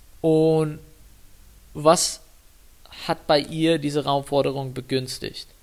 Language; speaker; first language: German; non-native, fluent; English